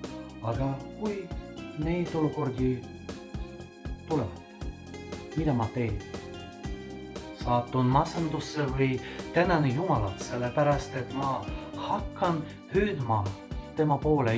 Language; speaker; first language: Estonian; non-native, fluent; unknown